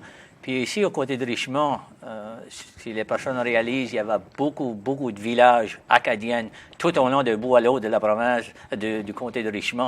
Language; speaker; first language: French; native; French